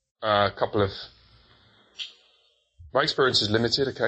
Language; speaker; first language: English; native; English